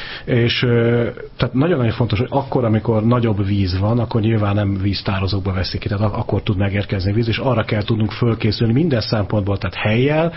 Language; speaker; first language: Hungarian; native; Hungarian